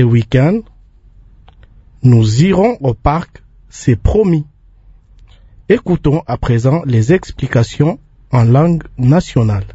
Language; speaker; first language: French; non-native, local second language; Lingala